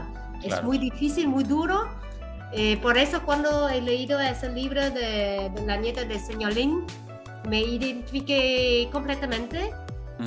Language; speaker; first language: Spanish; non-native, fluent; Vietnamese